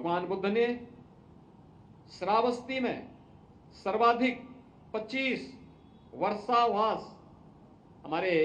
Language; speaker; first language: Hindi; native; Hindi